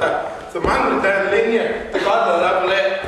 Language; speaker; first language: Danish; native; Danish